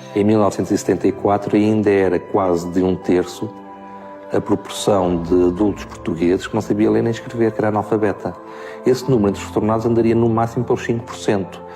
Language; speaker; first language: Portuguese; native; Portuguese